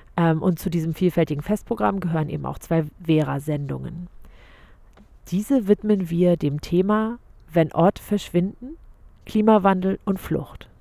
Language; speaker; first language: German; native; German